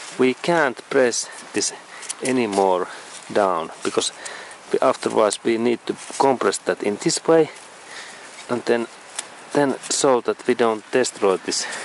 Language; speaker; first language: English; non-native, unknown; Finnish